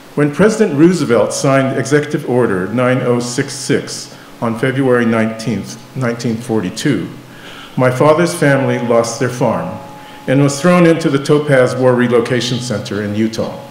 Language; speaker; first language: English; native; English